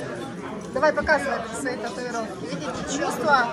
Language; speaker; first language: Russian; native; Russian